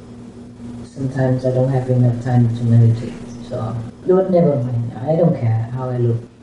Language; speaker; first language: English; non-native, learner; Vietnamese